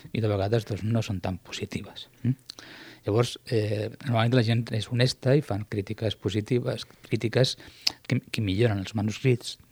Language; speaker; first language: Catalan; non-native, local second language; Spanish